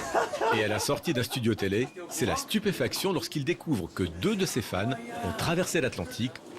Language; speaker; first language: French; native; French